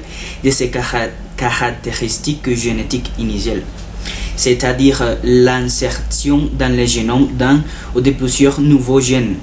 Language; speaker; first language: French; non-native, learner; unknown